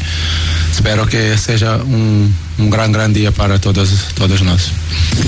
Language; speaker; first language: Spanish; non-native, fluent; Portuguese